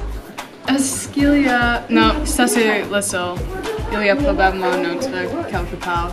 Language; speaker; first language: French; non-native, learner; English